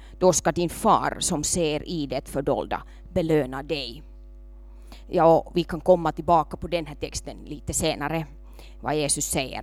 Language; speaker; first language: Swedish; non-native, local second language; Finnish